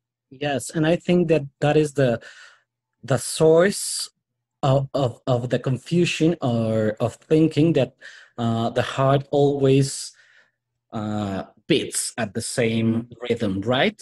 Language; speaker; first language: English; non-native, fluent; Spanish